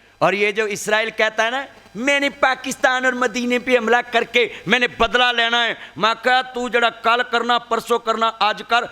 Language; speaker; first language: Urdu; non-native, local second language; Punjabi